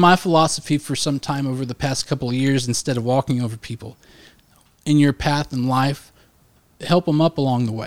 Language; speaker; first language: English; native; English